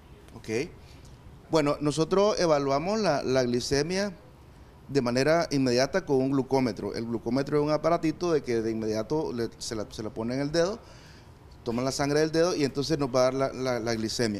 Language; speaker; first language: Spanish; native; Spanish